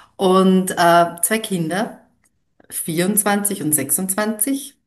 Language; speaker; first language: German; native; German